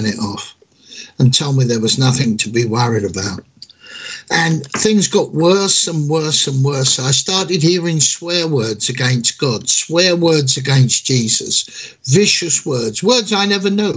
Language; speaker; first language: English; native; English